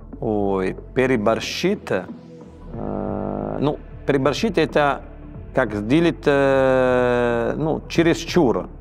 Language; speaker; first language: Russian; non-native, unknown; Italian